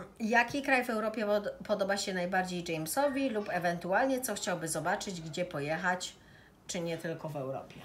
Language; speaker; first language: Polish; native; Polish